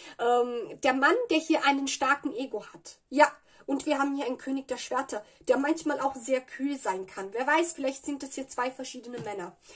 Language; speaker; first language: German; non-native, fluent; Italian